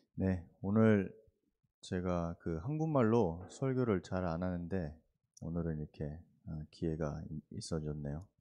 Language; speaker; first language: Korean; early bilingual, heritage; Korean